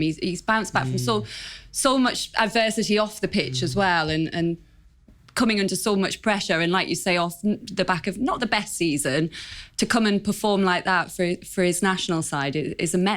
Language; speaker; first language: English; native; English